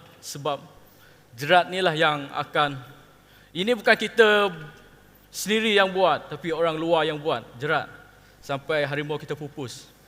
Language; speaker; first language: Malay; non-native, local second language; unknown